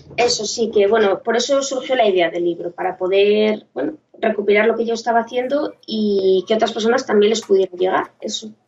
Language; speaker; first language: Spanish; native; Spanish